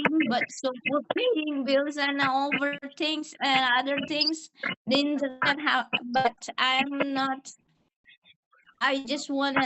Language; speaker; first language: English; non-native, learner; Indonesian